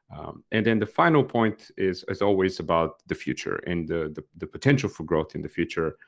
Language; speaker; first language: English; non-native, fluent; Bulgarian